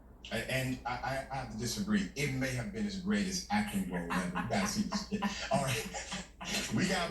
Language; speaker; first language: English; native; English